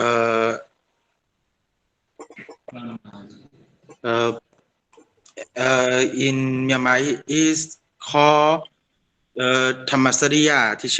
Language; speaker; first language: English; non-native, learner; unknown